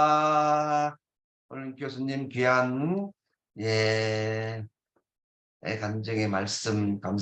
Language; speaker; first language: Korean; native; Korean